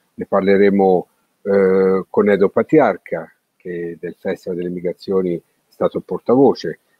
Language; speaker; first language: Italian; native; Italian